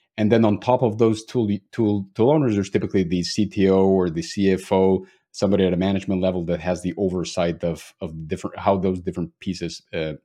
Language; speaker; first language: English; non-native, fluent; Spanish